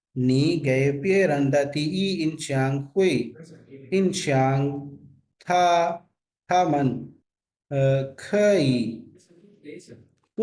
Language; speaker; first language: Chinese; non-native, learner; Urdu